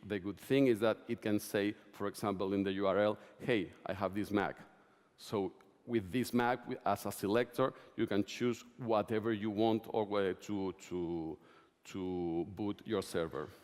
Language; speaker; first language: English; non-native, fluent; Spanish